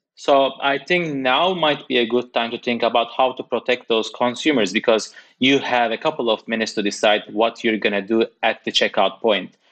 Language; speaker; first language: English; non-native, fluent; Turkish